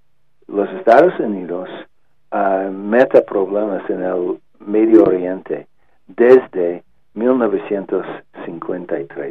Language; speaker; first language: Spanish; non-native, learner; English